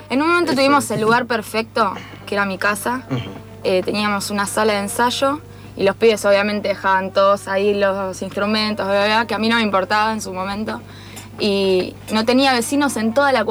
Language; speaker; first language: Spanish; native; Spanish